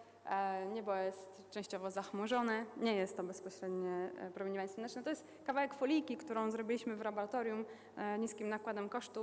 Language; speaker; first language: Polish; native; Polish